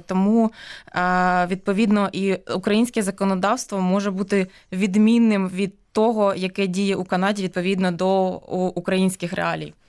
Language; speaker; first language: Ukrainian; native; Ukrainian